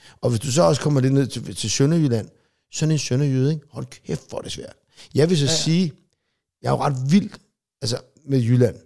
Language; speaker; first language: Danish; native; Danish